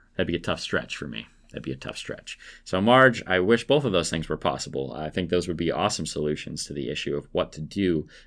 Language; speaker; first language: English; native; English